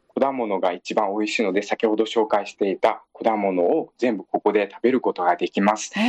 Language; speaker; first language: Japanese; non-native, fluent; Uyghur